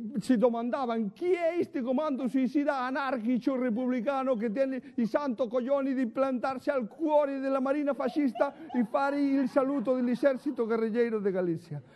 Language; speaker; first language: Italian; non-native, fluent; Galician